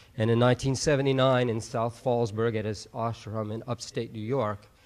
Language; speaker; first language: English; native; English